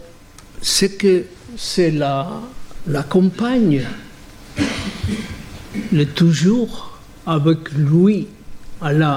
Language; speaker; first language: French; non-native, fluent; Spanish